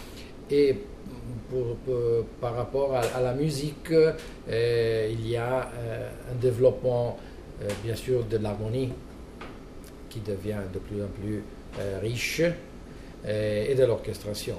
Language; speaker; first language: French; non-native, fluent; Italian